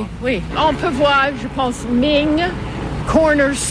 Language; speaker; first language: French; non-native, fluent; English